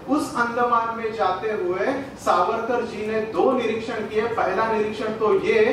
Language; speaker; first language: Hindi; non-native, local second language; Marathi